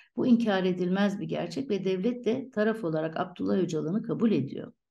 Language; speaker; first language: Turkish; native; Turkish